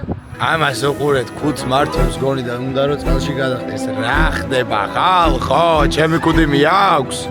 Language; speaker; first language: Georgian; native; Georgian